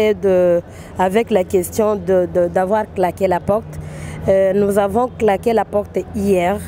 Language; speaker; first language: French; non-native, local second language; Swahili